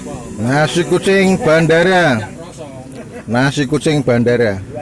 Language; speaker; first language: Indonesian; non-native, local second language; Javanese